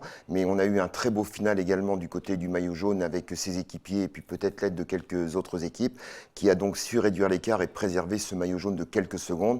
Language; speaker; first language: French; native; French